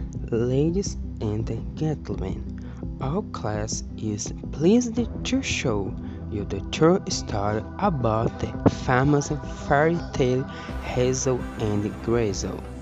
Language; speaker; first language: English; non-native, learner; Portuguese